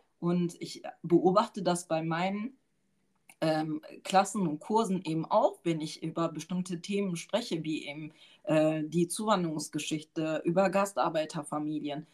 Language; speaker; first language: German; early bilingual, other home language; Turkish